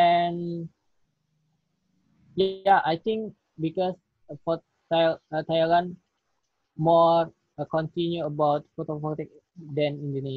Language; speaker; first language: English; non-native, learner; Indonesian